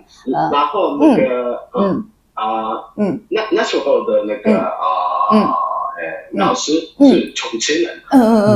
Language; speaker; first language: Chinese; non-native, fluent; Japanese